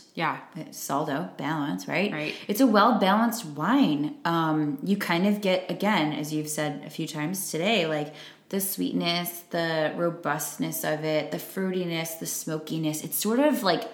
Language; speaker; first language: English; native; English